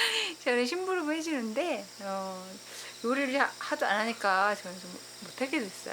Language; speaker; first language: Korean; native; Korean